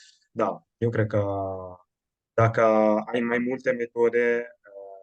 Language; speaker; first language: Romanian; non-native, fluent; Italian